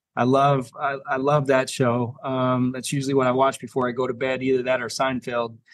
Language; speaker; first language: English; native; English